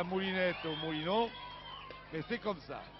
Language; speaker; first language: French; native; French